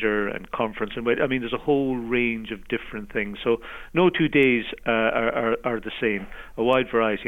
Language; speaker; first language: English; native; English